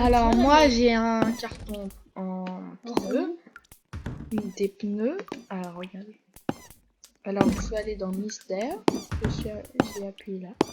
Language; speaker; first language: French; native; French